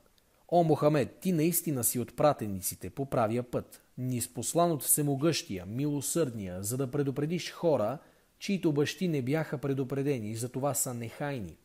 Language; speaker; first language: Bulgarian; native; Bulgarian